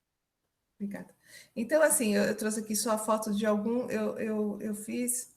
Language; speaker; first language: Portuguese; native; Portuguese